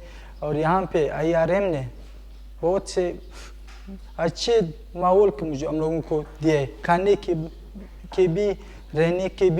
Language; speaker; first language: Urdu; non-native, local second language; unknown